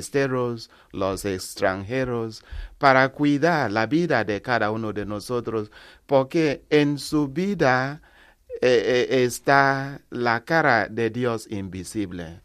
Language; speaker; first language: Spanish; non-native, learner; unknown